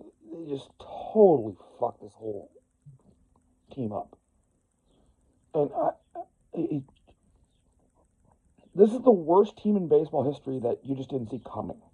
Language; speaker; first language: English; native; English